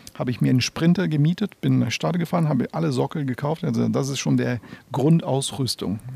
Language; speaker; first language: German; non-native, fluent; Portuguese